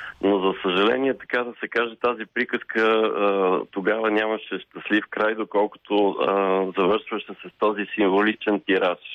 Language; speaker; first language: Bulgarian; native; Bulgarian